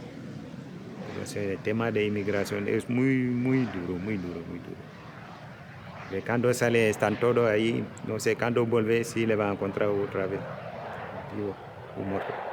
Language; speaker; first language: Spanish; non-native, local second language; Wolof